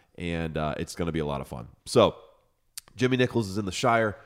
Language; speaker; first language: English; native; English